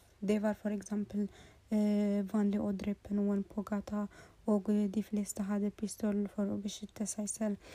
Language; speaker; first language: Swedish; non-native, learner; Norwegian